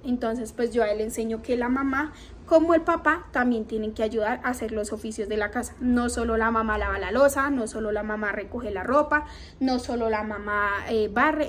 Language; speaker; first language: Spanish; native; Spanish